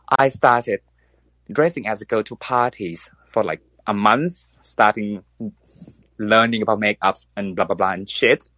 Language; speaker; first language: English; non-native, fluent; Thai